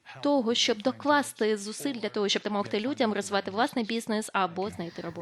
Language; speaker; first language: Ukrainian; non-native, fluent; Lithuanian